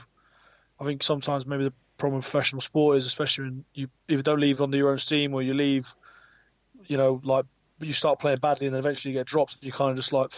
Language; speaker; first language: English; native; English